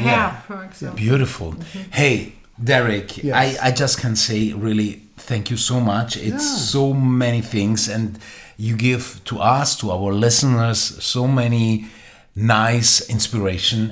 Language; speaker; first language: English; non-native, learner; German